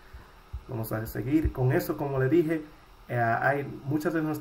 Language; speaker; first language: Spanish; early bilingual, heritage; Spanish